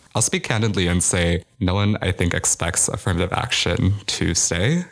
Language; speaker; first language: English; native; English